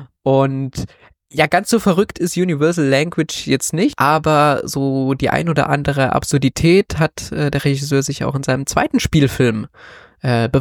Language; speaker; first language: German; native; German